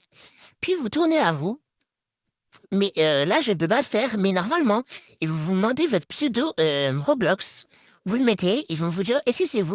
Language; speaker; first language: French; native; French